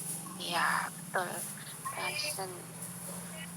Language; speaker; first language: Indonesian; native; Indonesian